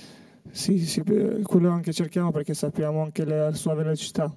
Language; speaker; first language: Italian; non-native, fluent; Albanian